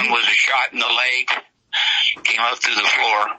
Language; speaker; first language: English; native; English